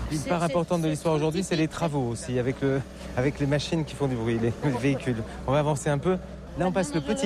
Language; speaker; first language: French; native; French